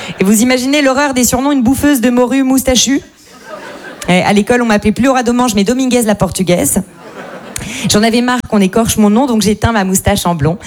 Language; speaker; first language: French; native; French